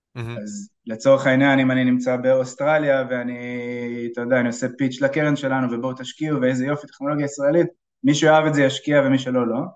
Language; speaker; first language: Hebrew; native; Hebrew